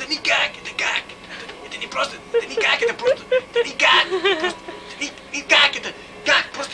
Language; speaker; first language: Russian; non-native, learner; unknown